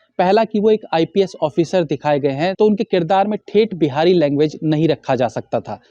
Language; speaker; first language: Hindi; native; Hindi